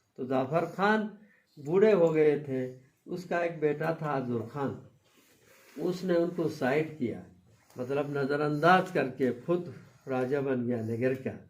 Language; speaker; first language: Urdu; non-native, local second language; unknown